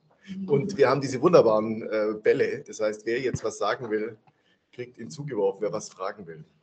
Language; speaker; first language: German; native; German